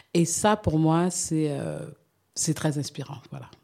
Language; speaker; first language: French; native; French